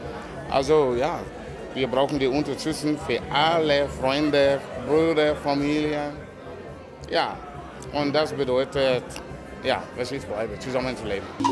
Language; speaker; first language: German; non-native, learner; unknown